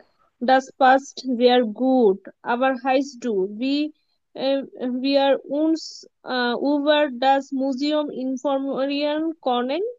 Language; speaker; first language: German; non-native, learner; Bangla